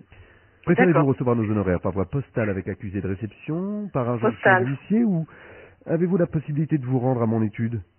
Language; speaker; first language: French; native; French